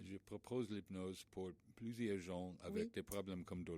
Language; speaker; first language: French; non-native, learner; English